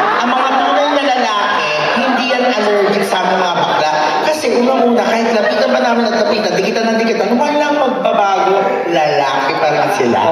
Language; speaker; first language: Filipino; native; Filipino